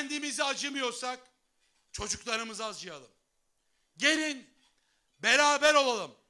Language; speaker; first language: Turkish; native; Turkish